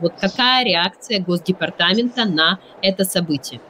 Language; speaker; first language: Russian; native; Russian